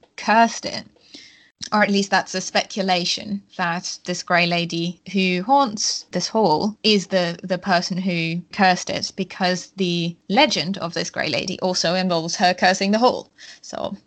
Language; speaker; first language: English; non-native, fluent; German